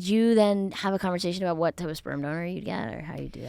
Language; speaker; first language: English; native; English